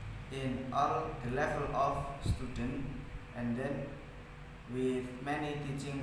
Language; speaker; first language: English; non-native, learner; Indonesian